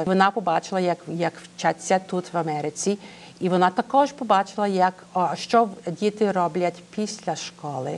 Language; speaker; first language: Ukrainian; early bilingual, heritage; Ukrainian